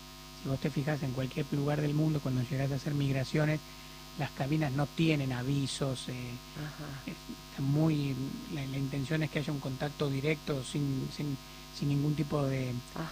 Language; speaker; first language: Spanish; native; Spanish